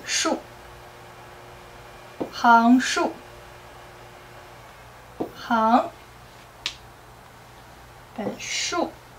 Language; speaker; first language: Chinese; non-native, fluent; English